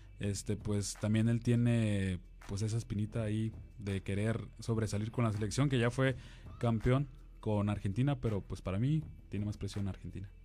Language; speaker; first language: Spanish; native; Spanish